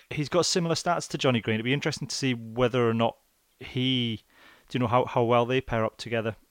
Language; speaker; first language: English; native; English